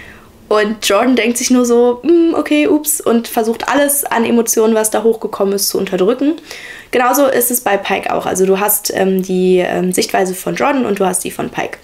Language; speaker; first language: German; native; German